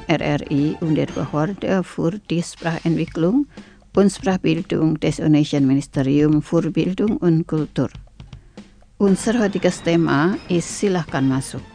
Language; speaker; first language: German; non-native, fluent; Indonesian